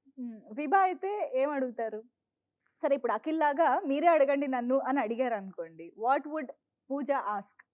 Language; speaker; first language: Telugu; native; Telugu